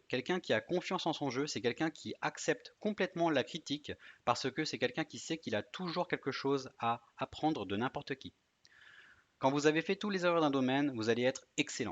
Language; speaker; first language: French; native; French